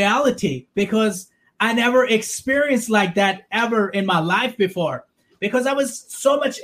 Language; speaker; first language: English; non-native, local second language; Urdu